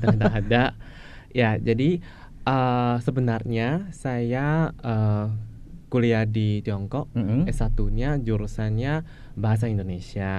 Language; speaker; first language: Indonesian; non-native, fluent; Chinese